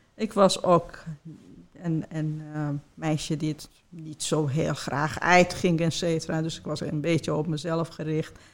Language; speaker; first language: Dutch; non-native, fluent; Persian